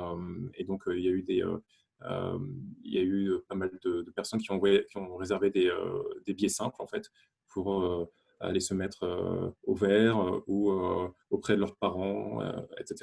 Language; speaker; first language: French; native; French